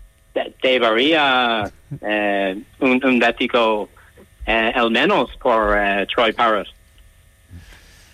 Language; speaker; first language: Spanish; non-native, learner; English